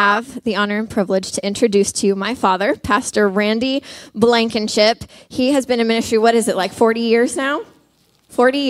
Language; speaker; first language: English; native; English